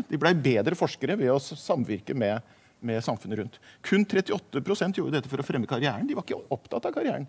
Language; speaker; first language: Norwegian; native; Norwegian